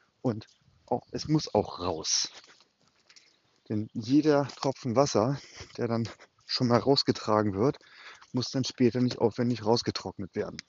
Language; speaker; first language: German; native; German